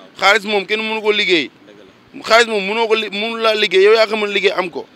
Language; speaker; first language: Wolof; native; Wolof